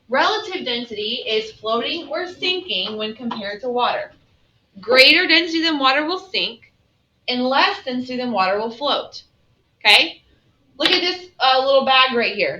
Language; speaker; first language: English; native; English